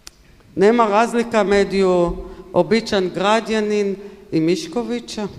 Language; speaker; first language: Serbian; non-native, learner; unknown